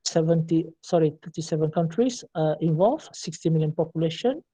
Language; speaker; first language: English; non-native, local second language; Malay